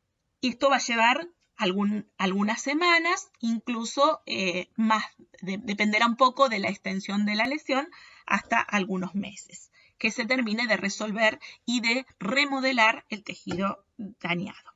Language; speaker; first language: Spanish; native; Spanish